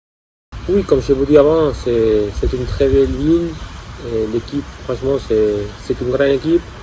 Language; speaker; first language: French; non-native, fluent; Spanish